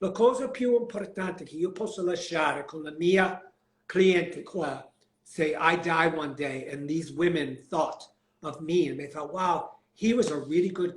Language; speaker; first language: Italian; non-native, learner; English